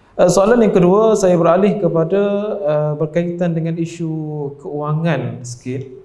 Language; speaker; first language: Malay; native; Malay